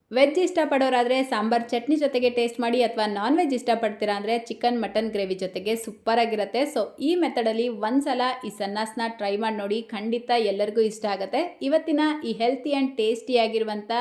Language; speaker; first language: Kannada; native; Kannada